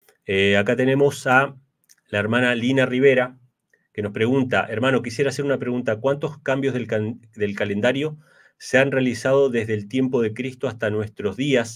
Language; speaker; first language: Spanish; native; Spanish